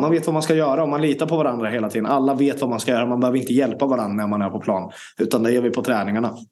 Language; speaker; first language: Swedish; native; Swedish